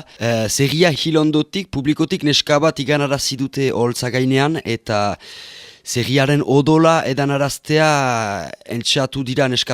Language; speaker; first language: Basque; native; Basque